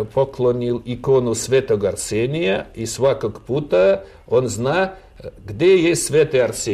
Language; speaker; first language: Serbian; non-native, learner; Russian